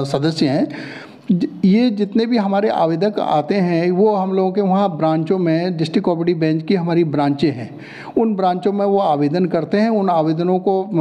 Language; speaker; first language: Hindi; native; Hindi